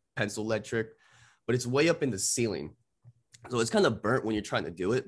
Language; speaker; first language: English; native; English